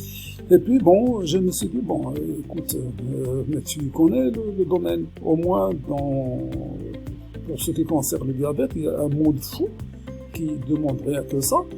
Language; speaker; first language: French; non-native, local second language; Arabic